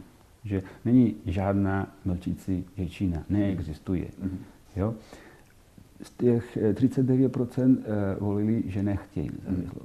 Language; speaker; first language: Czech; non-native, fluent; Catalan